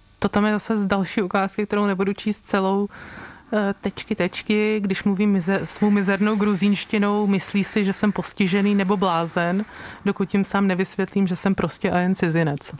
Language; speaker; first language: Czech; native; Czech